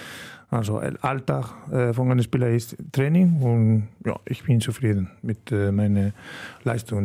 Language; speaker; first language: German; non-native, learner; Spanish